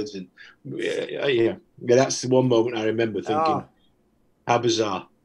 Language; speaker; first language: English; native; English